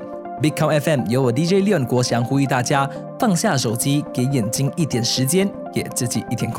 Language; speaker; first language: Chinese; native; Chinese